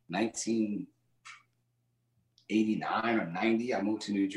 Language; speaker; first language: English; native; English